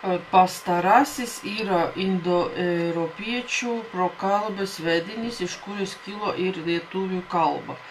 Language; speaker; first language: Lithuanian; non-native, learner; Latvian